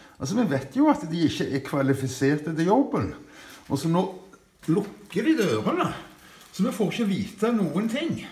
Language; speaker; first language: Norwegian; native; Norwegian